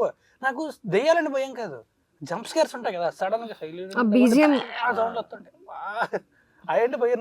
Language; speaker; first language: Telugu; native; Telugu